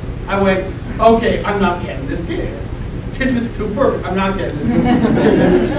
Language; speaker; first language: English; native; English